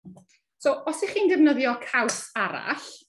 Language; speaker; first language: Welsh; native; Welsh